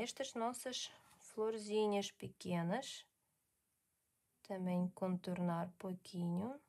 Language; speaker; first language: Portuguese; non-native, learner; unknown